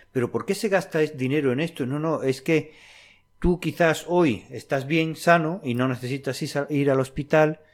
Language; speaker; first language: Spanish; native; Spanish